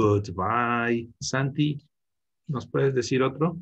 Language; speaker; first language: Spanish; native; Spanish